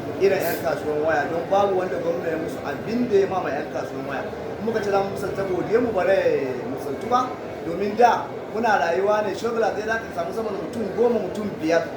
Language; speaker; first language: Hausa; native; Hausa